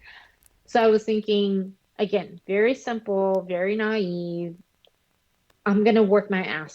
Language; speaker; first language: English; early bilingual, other home language; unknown